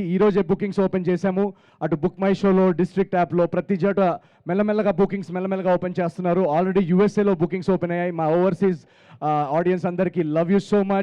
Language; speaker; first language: Telugu; native; Telugu